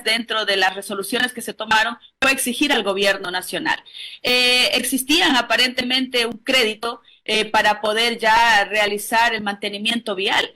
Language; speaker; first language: Spanish; native; Spanish